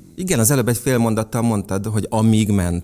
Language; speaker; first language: Hungarian; native; Hungarian